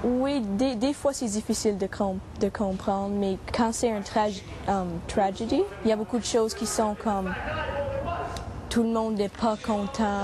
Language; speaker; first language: French; non-native, local second language; English